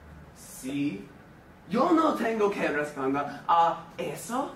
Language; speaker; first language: Spanish; non-native, learner; English